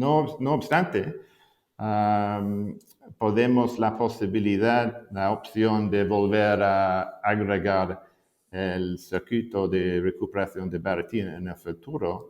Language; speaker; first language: Spanish; non-native, fluent; English